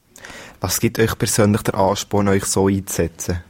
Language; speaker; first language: German; native; German